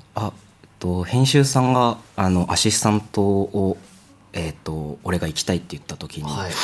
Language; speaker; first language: Japanese; native; Japanese